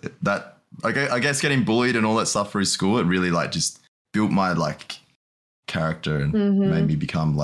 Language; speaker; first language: English; native; English